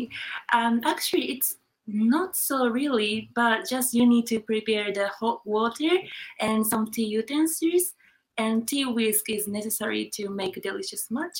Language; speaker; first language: English; non-native, fluent; Japanese